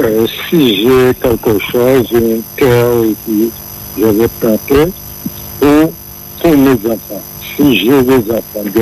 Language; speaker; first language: French; non-native, local second language; Guadeloupean Creole French